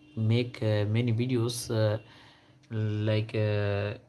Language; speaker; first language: English; non-native, local second language; Bangla